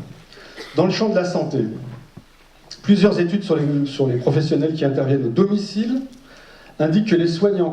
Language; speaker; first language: French; native; French